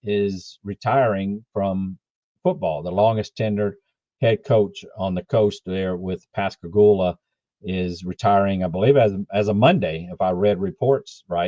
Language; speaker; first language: English; native; English